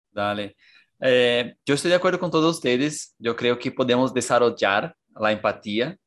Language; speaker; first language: Spanish; non-native, fluent; Portuguese